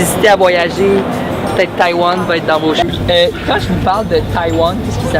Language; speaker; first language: French; native; French